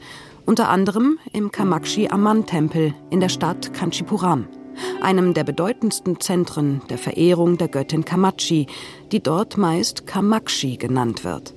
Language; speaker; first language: German; native; German